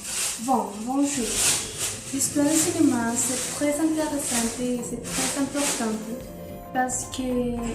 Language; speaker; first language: French; non-native, learner; Spanish